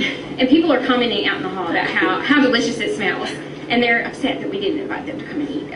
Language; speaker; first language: English; native; English